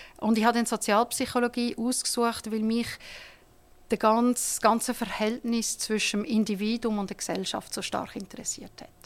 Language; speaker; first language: German; non-native, local second language; French